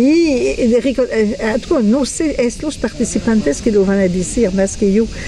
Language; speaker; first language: Spanish; non-native, fluent; French